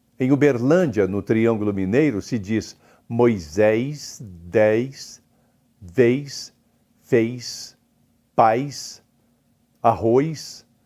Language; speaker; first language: Portuguese; native; Portuguese